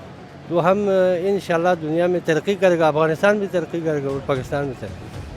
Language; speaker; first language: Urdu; non-native, local second language; Pashto